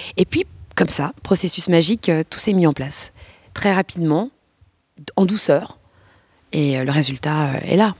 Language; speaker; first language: French; native; French